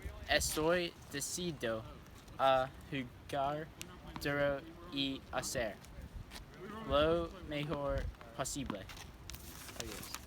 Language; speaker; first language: Spanish; non-native, learner; English